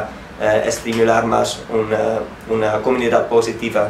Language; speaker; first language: Spanish; non-native, fluent; Dutch